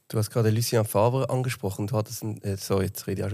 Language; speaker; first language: German; native; German